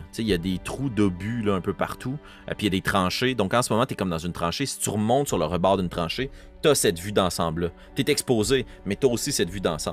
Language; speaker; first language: French; native; French